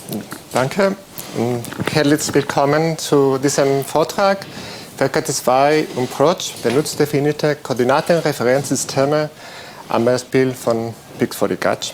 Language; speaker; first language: German; non-native, fluent; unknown